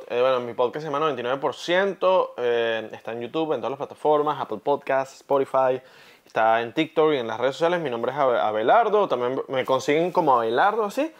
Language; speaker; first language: Spanish; native; Spanish